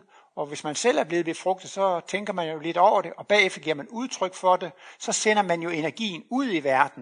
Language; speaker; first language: Danish; native; Danish